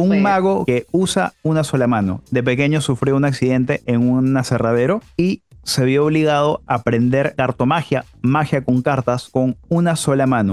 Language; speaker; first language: Spanish; native; Spanish